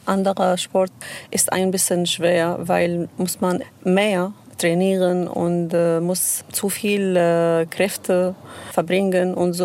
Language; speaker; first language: German; non-native, learner; Arabic